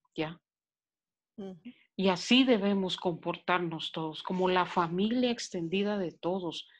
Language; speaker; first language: Spanish; native; Spanish